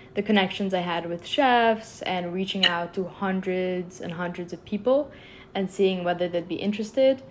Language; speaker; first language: English; non-native, fluent; Arabic